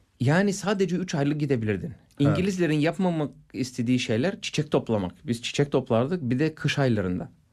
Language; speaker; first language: Turkish; non-native, fluent; Bulgarian